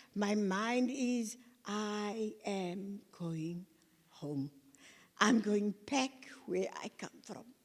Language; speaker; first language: English; non-native, local second language; Afrikaans